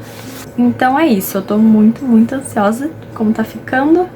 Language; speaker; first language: Portuguese; native; Portuguese